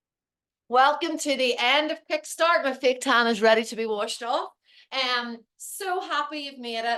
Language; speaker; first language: English; native; English